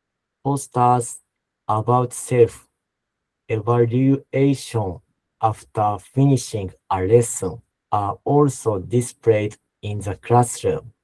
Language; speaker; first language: English; non-native, fluent; Japanese